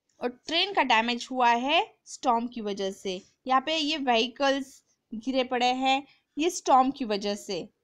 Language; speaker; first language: Hindi; non-native, local second language; Marathi